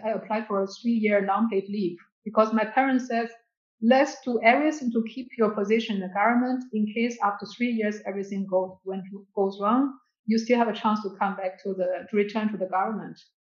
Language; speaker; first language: English; non-native, fluent; Chinese